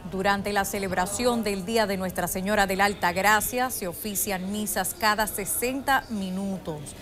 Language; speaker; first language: Spanish; native; Spanish